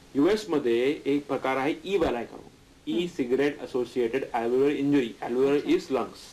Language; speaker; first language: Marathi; non-native, local second language; Hindi